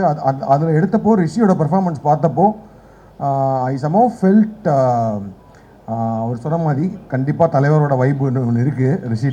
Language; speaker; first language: Tamil; native; Tamil